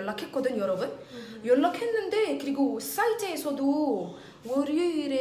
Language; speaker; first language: Korean; non-native, fluent; Arabic